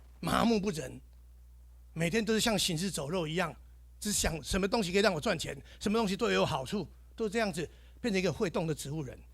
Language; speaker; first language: Chinese; native; Chinese